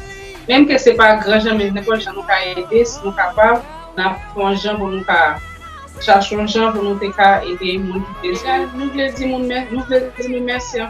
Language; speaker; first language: Haitian Creole; early bilingual, heritage; Haitian Creole